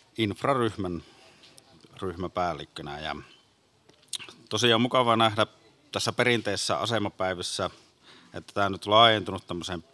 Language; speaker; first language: Finnish; native; Finnish